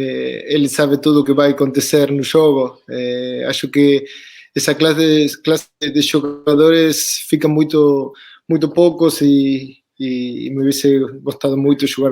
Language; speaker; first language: Portuguese; non-native, fluent; Spanish